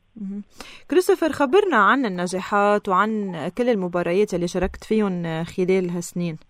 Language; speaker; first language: Arabic; native; Arabic